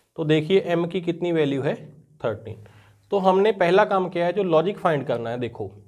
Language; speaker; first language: Hindi; non-native, local second language; Punjabi